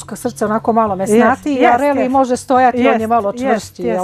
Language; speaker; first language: Croatian; native; Croatian